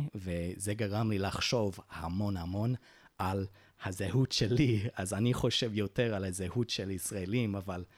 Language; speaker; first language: Hebrew; non-native, fluent; English